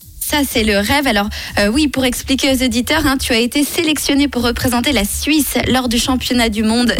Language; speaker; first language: French; native; French